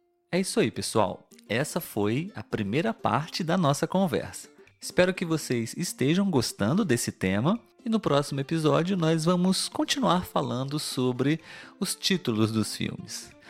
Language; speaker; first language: Portuguese; native; Portuguese